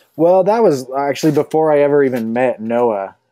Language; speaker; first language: English; native; English